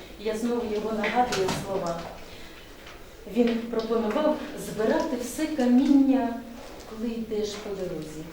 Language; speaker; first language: Ukrainian; native; Ukrainian